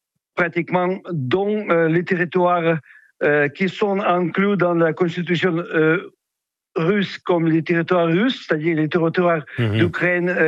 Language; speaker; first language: French; non-native, fluent; Ukrainian